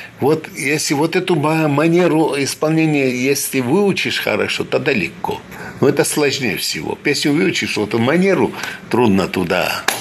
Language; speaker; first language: Russian; non-native, fluent; Georgian